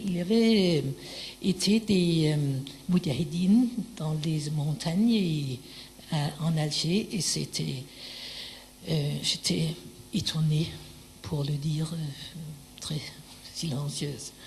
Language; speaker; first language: French; non-native, fluent; Danish